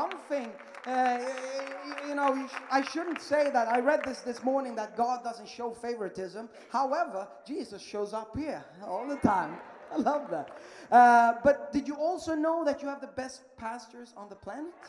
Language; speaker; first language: English; non-native, fluent; Swedish